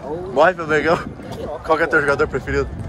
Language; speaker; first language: Portuguese; native; Portuguese